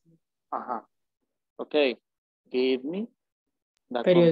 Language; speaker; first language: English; non-native, fluent; Spanish